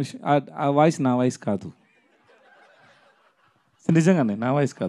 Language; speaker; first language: Telugu; non-native, learner; Tamil